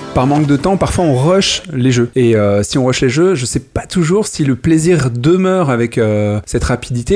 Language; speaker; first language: French; native; French